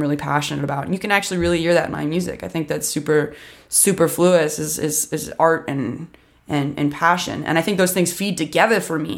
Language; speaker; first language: English; native; English